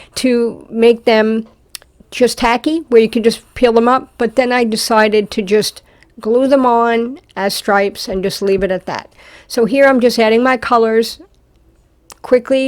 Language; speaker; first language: English; native; English